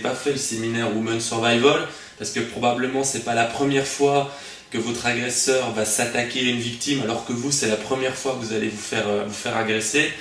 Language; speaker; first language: French; native; French